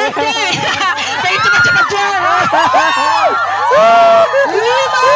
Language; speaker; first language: Indonesian; non-native, local second language; Nias